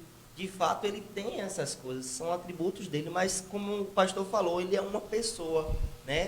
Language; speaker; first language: Portuguese; native; Portuguese